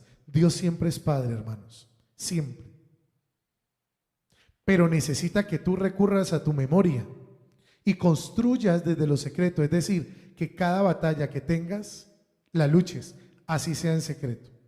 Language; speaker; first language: Spanish; native; Spanish